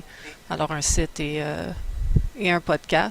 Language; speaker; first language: French; native; French